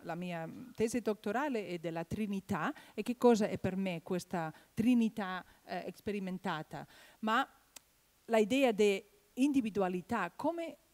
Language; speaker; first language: Italian; non-native, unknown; Catalan